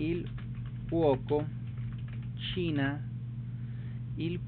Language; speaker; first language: Italian; non-native, learner; Spanish